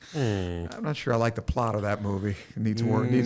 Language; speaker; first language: English; native; English